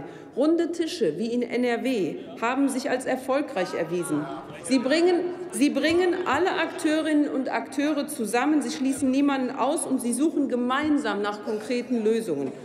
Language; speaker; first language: German; native; German